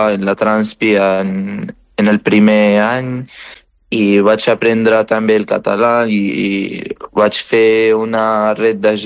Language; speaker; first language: Catalan; non-native, fluent; Arabic